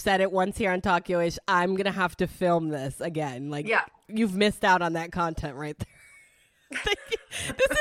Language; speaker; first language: English; early bilingual, other home language; Italian